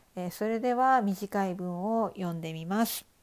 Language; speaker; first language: Japanese; native; Japanese